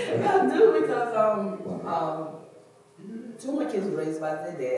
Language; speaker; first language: English; native; English